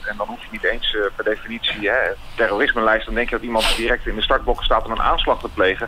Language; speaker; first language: Dutch; native; Dutch